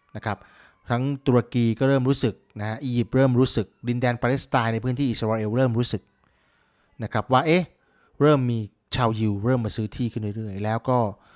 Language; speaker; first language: Thai; native; Thai